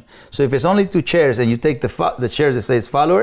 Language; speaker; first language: English; non-native, fluent; Spanish